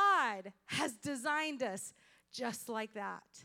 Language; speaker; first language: English; non-native, fluent; Spanish